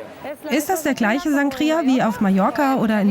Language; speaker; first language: German; native; German